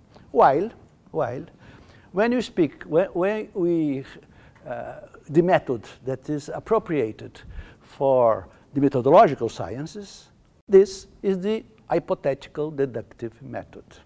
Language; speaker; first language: English; non-native, fluent; Portuguese